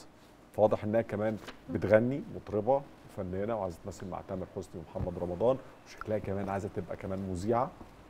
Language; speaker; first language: Arabic; native; Arabic